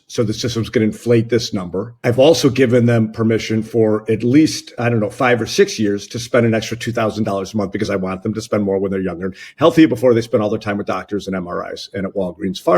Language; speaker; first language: English; native; English